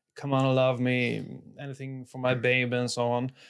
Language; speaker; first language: English; non-native, fluent; Swedish